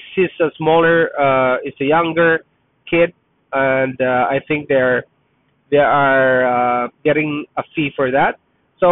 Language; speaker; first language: English; non-native, local second language; Filipino